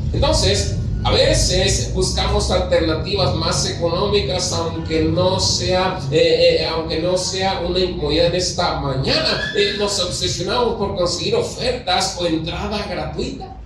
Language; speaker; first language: Spanish; native; Spanish